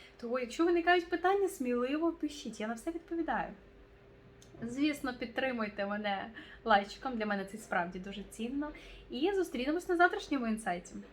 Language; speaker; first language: Ukrainian; non-native, local second language; Russian